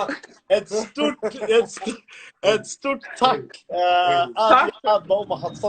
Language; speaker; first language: Swedish; early bilingual, other home language; Somali